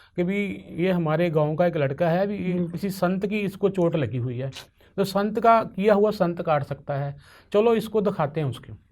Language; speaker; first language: Hindi; non-native, local second language; Punjabi